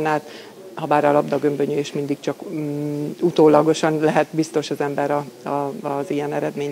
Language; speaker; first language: Hungarian; native; Hungarian